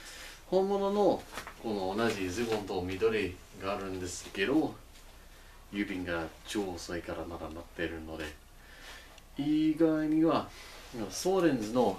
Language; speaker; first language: Japanese; non-native, learner; English